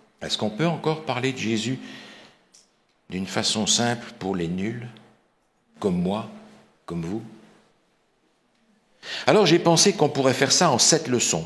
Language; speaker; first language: French; native; French